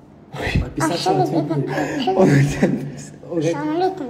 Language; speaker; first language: Russian; non-native, local second language; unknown